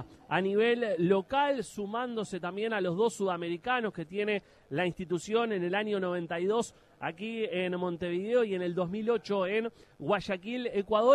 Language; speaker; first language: Spanish; native; Spanish